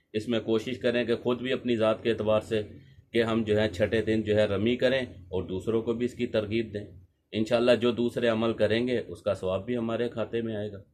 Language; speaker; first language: Urdu; non-native, local second language; Punjabi